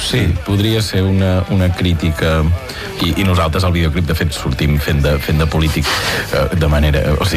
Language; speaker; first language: Catalan; native; Catalan